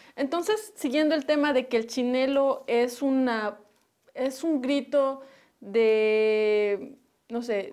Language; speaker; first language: Spanish; native; Spanish